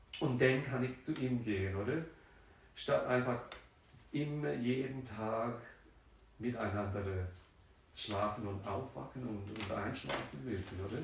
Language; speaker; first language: German; non-native, fluent; French